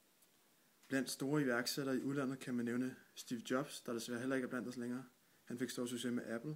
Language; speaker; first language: Danish; native; Danish